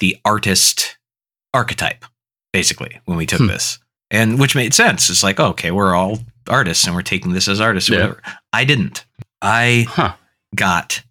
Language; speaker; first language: English; native; English